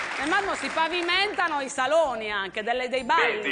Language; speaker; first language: Italian; native; Italian